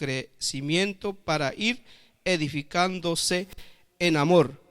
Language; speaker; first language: Spanish; native; Spanish